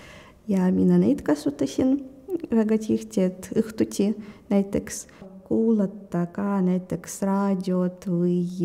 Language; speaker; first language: Estonian; non-native, local second language; Russian